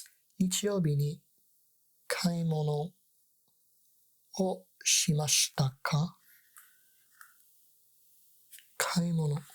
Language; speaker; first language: Japanese; non-native, learner; English